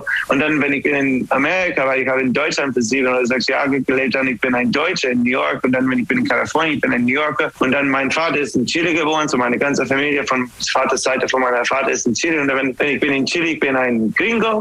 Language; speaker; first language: German; non-native, learner; English